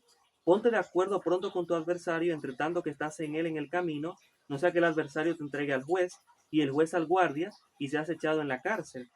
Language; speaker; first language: Spanish; native; Spanish